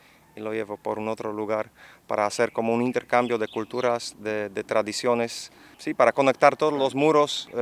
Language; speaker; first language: Spanish; non-native, fluent; Dutch